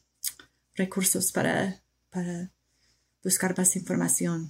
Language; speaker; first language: Spanish; non-native, fluent; English